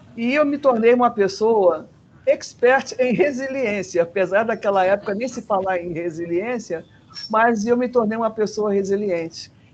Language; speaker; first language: Portuguese; native; Portuguese